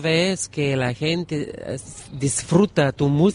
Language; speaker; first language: Spanish; non-native, learner; Bulgarian